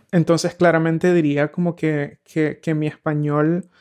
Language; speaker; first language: Spanish; native; Spanish